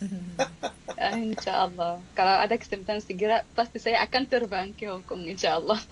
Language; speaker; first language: Indonesian; non-native, fluent; Arabic